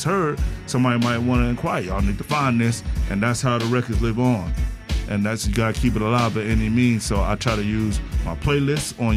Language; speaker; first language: English; native; English